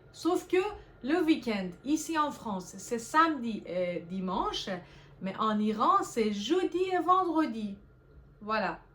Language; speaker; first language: French; non-native, fluent; Persian